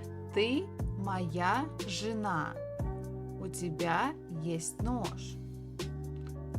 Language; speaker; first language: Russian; non-native, fluent; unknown